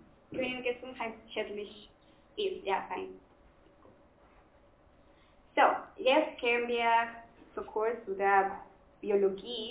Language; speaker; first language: German; non-native, fluent; Spanish